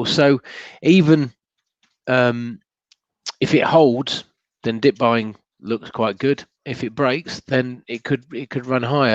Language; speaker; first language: English; native; English